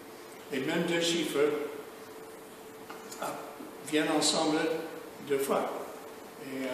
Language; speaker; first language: French; non-native, fluent; English